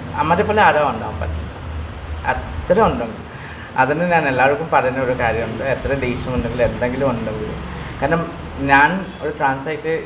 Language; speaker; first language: Malayalam; non-native, local second language; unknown